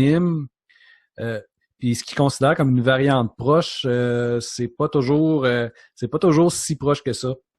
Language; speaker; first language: French; native; French